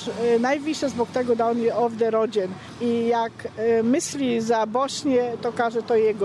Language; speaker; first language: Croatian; non-native, learner; Polish